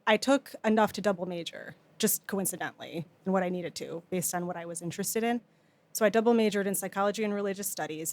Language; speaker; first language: English; native; English